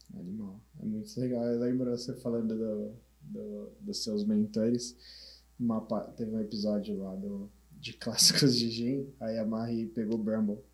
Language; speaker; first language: Portuguese; native; Portuguese